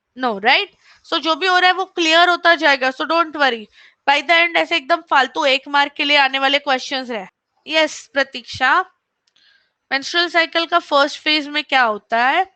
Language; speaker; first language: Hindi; non-native, local second language; Marathi